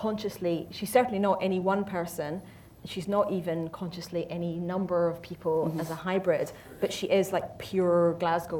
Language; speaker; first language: English; native; English